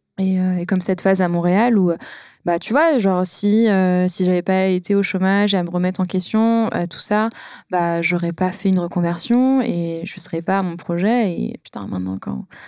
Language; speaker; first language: French; native; French